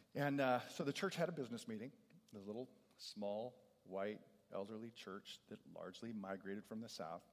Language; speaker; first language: English; native; English